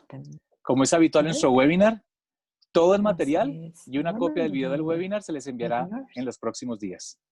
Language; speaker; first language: Spanish; native; Spanish